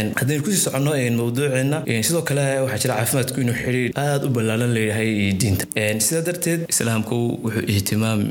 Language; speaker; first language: Somali; native; Somali